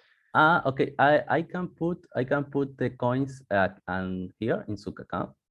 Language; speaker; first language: English; non-native, learner; Spanish